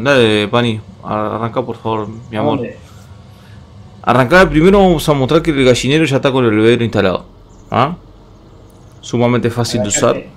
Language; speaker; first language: Spanish; native; Spanish